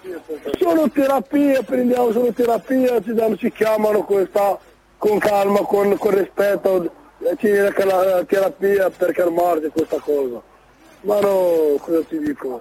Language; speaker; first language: Italian; non-native, learner; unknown